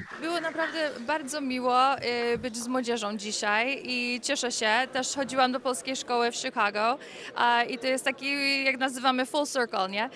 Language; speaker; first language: Polish; early bilingual, heritage; Polish